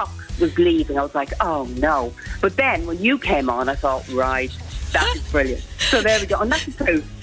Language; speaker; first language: English; native; English